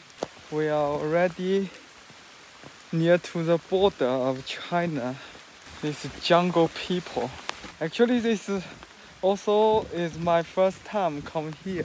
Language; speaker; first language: English; non-native, learner; Chinese